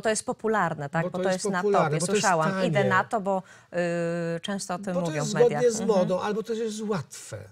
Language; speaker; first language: Polish; native; Polish